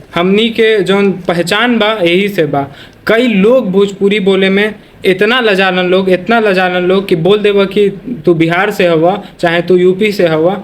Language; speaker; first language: Bhojpuri; non-native, local second language; Hindi